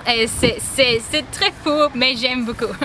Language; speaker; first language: French; non-native, learner; English